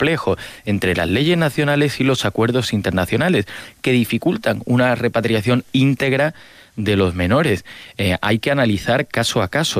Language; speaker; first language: Spanish; native; Spanish